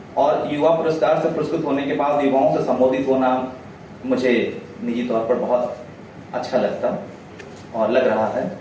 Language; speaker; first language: Hindi; non-native, local second language; Odia